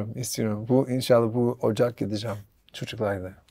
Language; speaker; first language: Turkish; non-native, learner; English